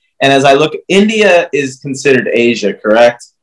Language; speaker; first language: English; native; English